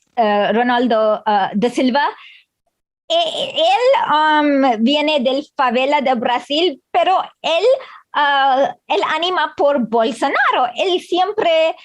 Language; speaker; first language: Spanish; non-native, learner; English